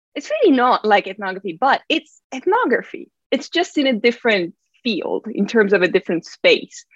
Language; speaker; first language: English; non-native, fluent; Italian